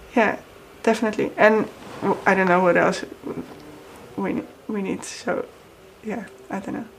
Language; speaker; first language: English; non-native, fluent; Dutch